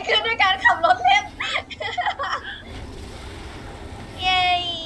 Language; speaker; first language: Japanese; non-native, learner; Thai